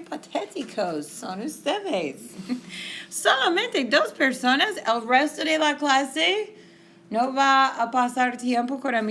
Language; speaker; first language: Spanish; non-native, fluent; English